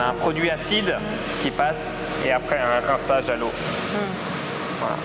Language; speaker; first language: French; native; French